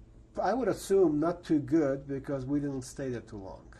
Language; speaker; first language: English; early bilingual, other home language; Yiddish